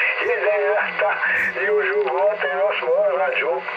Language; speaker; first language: Polish; non-native, learner; French